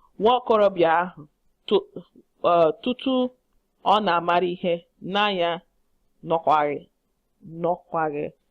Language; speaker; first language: Igbo; non-native, learner; English